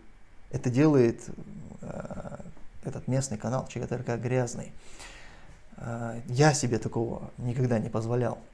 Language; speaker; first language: Russian; non-native, local second language; Chechen